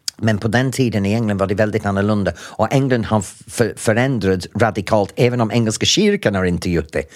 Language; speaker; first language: Swedish; non-native, fluent; English